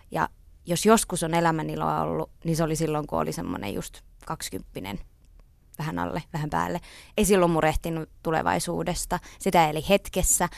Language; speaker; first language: Finnish; non-native, local second language; Swedish